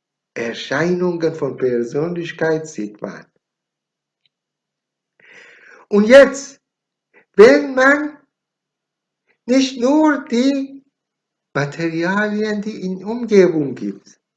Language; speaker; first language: German; non-native, learner; Persian